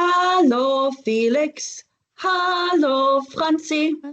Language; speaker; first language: German; non-native, fluent; English